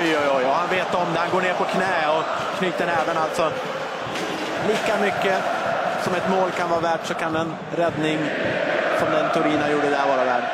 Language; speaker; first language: Swedish; native; Swedish